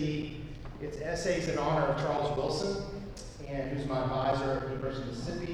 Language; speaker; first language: English; native; English